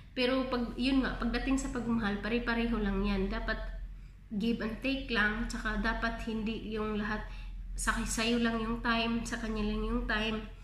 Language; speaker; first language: Filipino; non-native, local second language; Cebuano